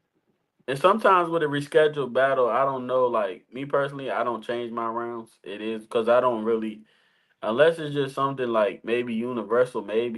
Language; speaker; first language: English; native; English